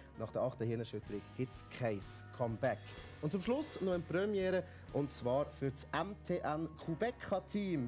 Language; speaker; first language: German; native; German